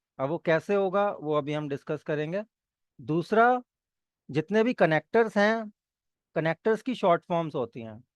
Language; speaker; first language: Hindi; native; Hindi